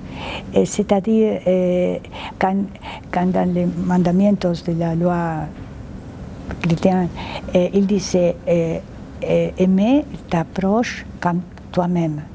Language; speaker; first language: French; non-native, fluent; Spanish